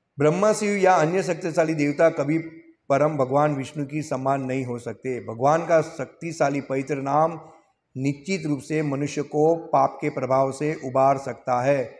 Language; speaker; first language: Hindi; non-native, local second language; Gujarati